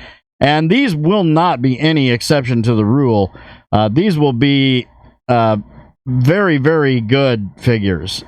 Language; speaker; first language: English; native; English